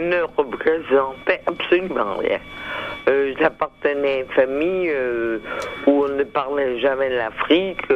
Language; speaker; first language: French; native; French